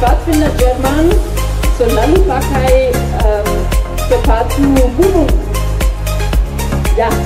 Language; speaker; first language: Indonesian; non-native, learner; German